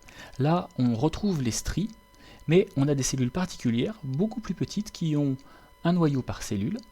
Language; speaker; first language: French; native; French